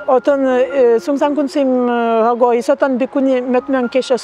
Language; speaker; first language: Korean; non-native, learner; Lithuanian